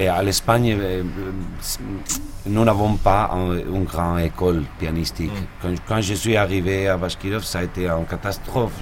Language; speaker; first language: French; non-native, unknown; Spanish